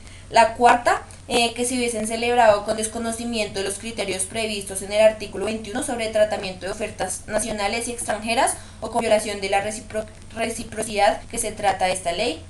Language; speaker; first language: Spanish; native; Spanish